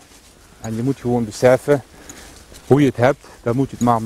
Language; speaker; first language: Dutch; native; Dutch